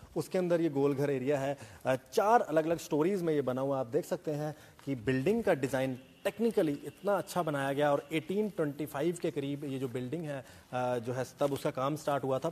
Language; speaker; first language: Hindi; native; Hindi